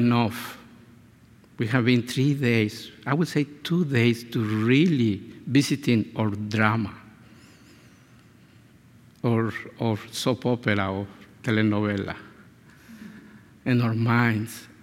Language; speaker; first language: English; non-native, fluent; Spanish